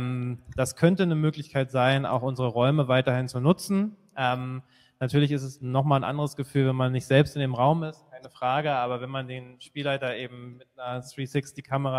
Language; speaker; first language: German; native; German